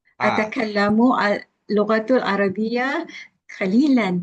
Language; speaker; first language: Arabic; non-native, learner; Malay